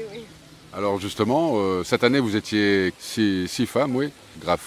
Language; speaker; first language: French; native; French